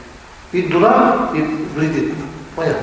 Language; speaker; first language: Russian; non-native, learner; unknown